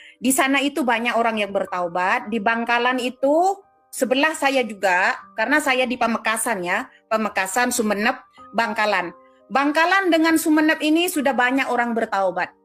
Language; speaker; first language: Indonesian; non-native, local second language; Madurese